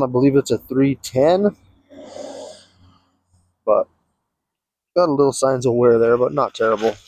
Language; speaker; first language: English; native; English